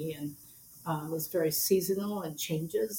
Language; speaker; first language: English; native; English